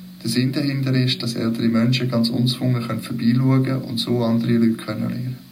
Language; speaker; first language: German; native; German